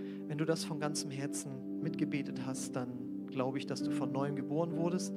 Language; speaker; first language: German; native; German